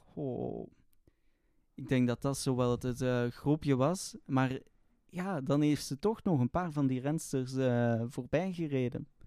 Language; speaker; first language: Dutch; native; Dutch